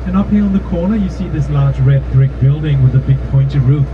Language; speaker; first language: English; non-native, fluent; Danish